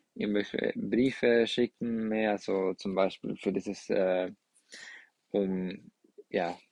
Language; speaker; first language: German; non-native, fluent; Spanish